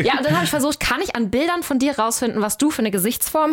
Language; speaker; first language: German; native; German